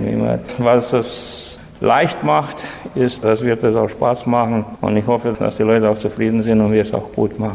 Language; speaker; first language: German; non-native, local second language; Romanian